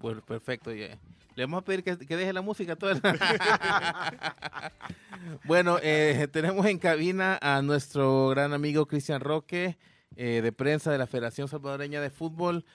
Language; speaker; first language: Spanish; native; Spanish